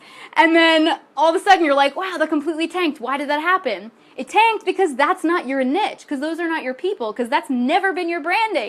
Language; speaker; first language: English; native; English